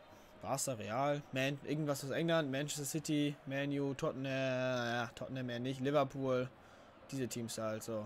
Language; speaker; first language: German; native; German